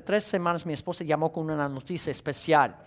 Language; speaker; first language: Spanish; non-native, fluent; English